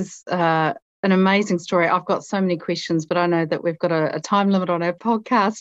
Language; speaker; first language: English; native; English